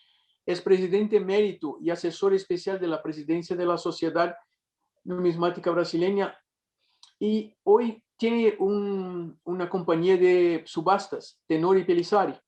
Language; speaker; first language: Spanish; non-native, fluent; Portuguese